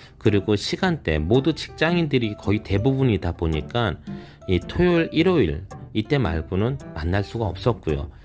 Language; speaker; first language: Korean; native; Korean